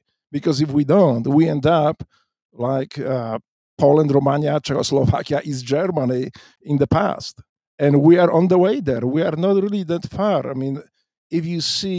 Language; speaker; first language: English; non-native, fluent; Polish